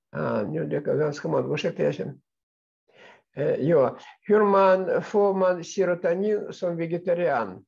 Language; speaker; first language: Swedish; non-native, fluent; Russian